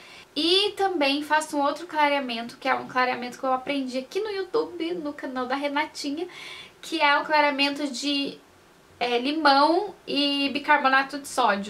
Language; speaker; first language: Portuguese; native; Portuguese